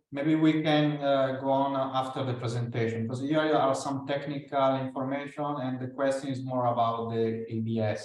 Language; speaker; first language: English; non-native, fluent; Italian